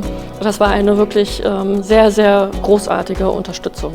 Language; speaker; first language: German; native; German